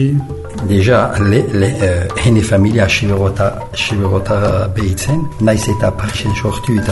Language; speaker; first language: Basque; non-native, learner; French